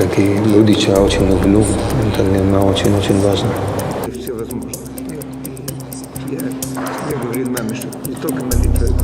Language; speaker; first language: Russian; early bilingual, heritage; Russian